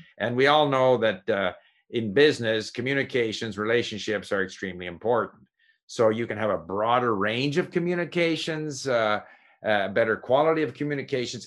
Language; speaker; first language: English; native; English